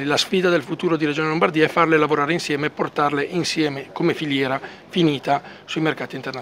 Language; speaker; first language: Italian; native; Italian